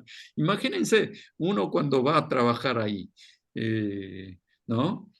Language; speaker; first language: Spanish; non-native, fluent; Korean